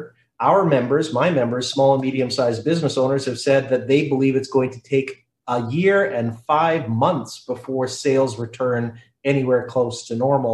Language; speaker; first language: English; native; English